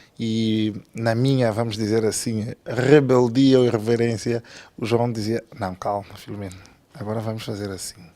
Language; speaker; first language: Portuguese; native; Portuguese